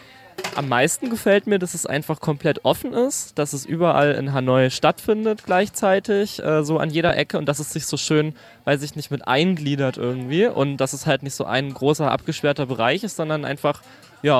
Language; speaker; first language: German; native; German